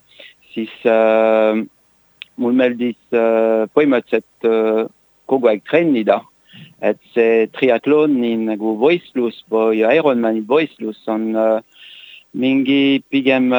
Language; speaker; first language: Estonian; non-native, learner; French